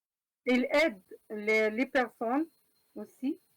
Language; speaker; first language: French; non-native, learner; Arabic